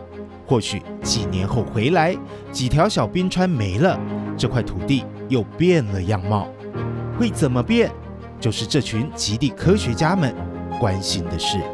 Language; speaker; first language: Chinese; native; Chinese